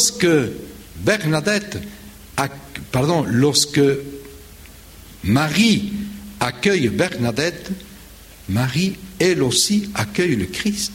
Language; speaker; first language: French; non-native, fluent; Spanish